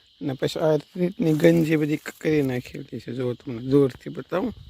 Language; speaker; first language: Gujarati; native; Gujarati